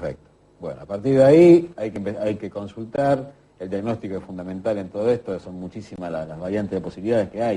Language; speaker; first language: Spanish; native; Spanish